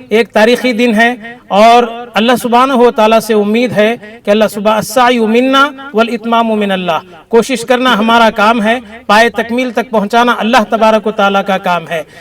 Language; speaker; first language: Urdu; native; Urdu